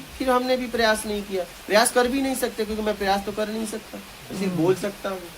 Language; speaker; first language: Hindi; native; Hindi